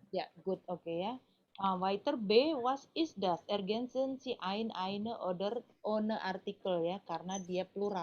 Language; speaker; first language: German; non-native, fluent; Indonesian